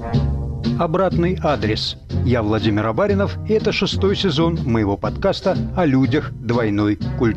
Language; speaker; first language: Russian; native; Russian